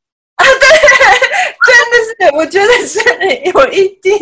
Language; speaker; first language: Chinese; non-native, learner; Japanese